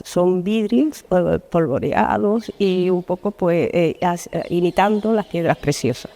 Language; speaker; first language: Spanish; native; Spanish